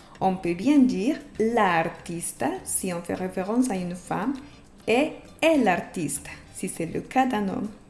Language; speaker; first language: French; non-native, fluent; Spanish